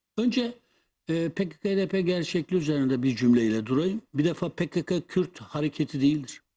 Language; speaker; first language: Turkish; non-native, local second language; Kurdish